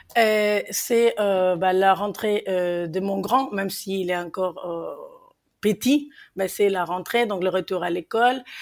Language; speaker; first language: French; non-native, fluent; Spanish